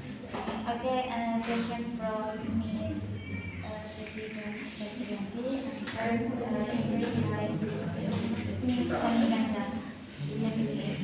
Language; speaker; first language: English; non-native, learner; Indonesian